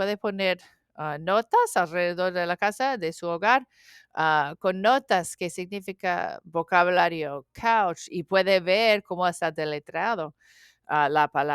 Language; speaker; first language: Spanish; non-native, learner; English